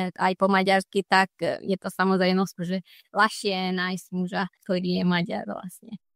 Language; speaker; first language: Slovak; non-native, local second language; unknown